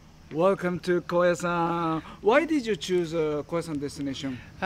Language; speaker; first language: English; non-native, learner; Japanese